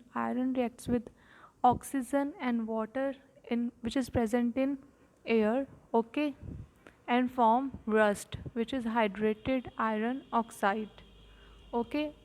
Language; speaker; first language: English; non-native, local second language; Punjabi